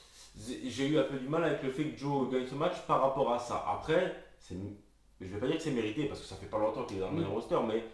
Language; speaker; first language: French; native; French